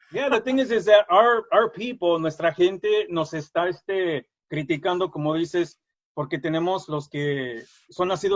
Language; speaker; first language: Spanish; early bilingual, heritage; Spanish